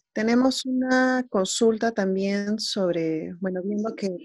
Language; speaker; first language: Spanish; native; Spanish